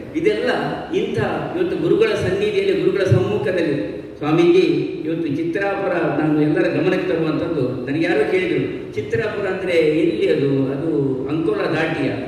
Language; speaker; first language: Kannada; non-native, local second language; Tulu